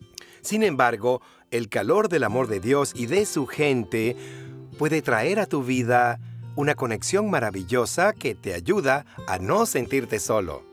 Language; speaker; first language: Spanish; native; Spanish